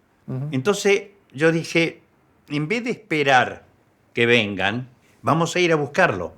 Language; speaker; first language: Spanish; native; Spanish